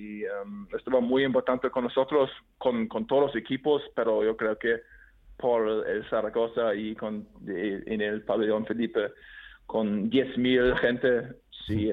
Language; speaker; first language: Spanish; non-native, learner; German